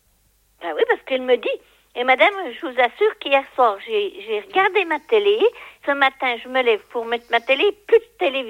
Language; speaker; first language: French; native; French